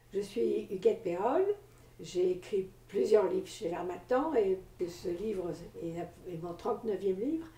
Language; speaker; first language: French; native; French